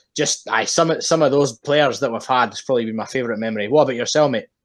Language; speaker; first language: English; native; English